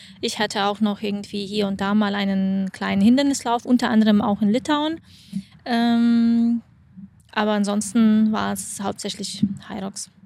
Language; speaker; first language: German; non-native, fluent; Lithuanian